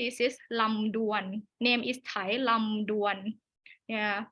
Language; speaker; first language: English; non-native, learner; Thai